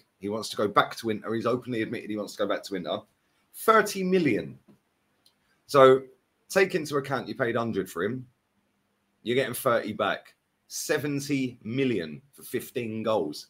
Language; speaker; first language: English; native; English